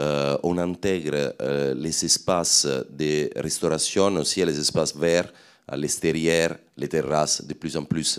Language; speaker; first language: French; non-native, fluent; Italian